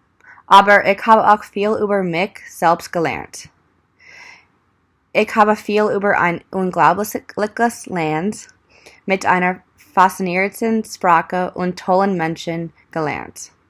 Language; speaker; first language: German; non-native, learner; English